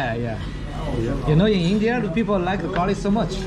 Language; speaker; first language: English; non-native, learner; Chinese